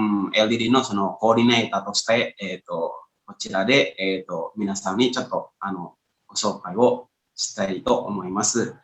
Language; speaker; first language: Japanese; non-native, fluent; Indonesian